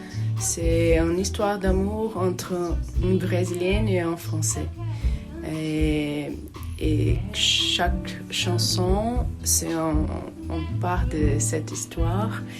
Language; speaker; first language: French; non-native, learner; Portuguese